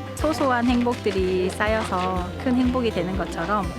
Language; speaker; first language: Korean; native; Korean